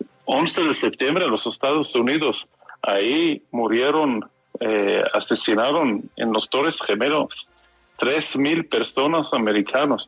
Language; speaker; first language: Spanish; non-native, fluent; Hebrew